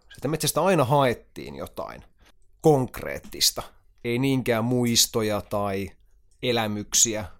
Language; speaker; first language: Finnish; native; Finnish